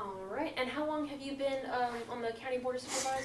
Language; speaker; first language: English; native; English